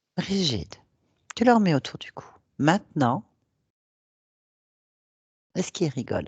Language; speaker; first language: French; native; French